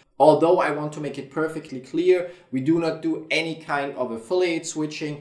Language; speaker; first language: English; non-native, fluent; German